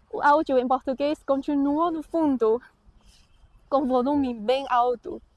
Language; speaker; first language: Portuguese; non-native, fluent; Chinese